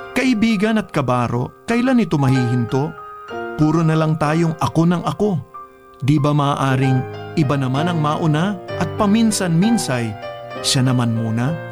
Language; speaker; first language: Filipino; non-native, local second language; Bikol